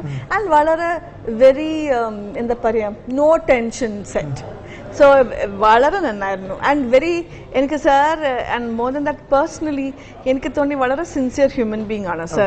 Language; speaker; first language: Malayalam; non-native, learner; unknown